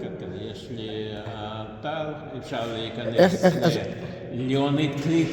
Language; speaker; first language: Hebrew; non-native, local second language; Russian